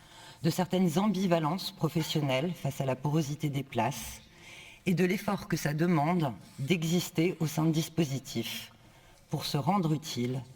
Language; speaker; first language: French; native; French